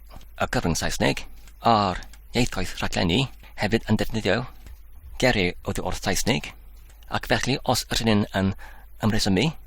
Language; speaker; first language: Welsh; non-native, learner; English